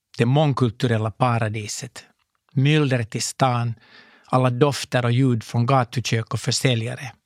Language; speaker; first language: Swedish; native; Swedish